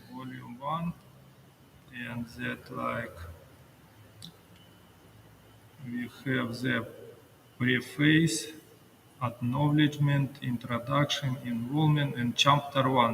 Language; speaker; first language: English; non-native, learner; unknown